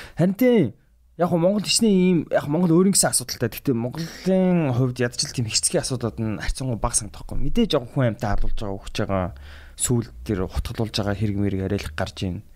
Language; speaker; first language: Mongolian; native; Mongolian